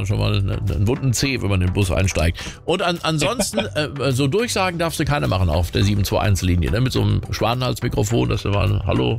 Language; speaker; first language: German; native; German